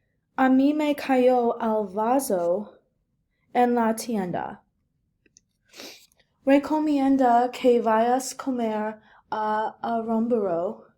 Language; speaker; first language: Spanish; non-native, learner; English